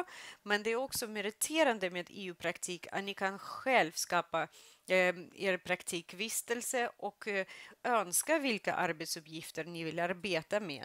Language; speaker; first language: Swedish; non-native, fluent; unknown